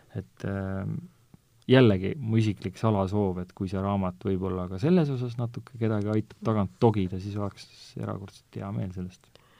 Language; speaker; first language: Estonian; native; Estonian